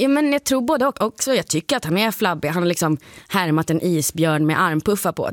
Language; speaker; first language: Swedish; native; Swedish